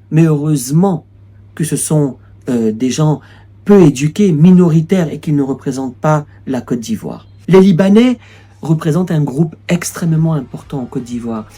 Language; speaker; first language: French; native; French